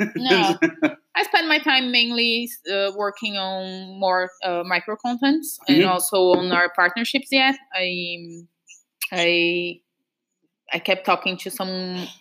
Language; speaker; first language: English; non-native, fluent; Portuguese